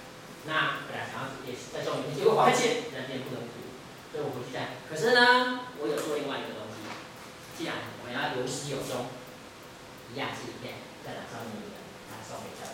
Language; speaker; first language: Chinese; native; Chinese